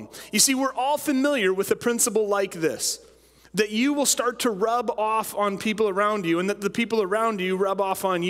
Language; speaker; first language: English; native; English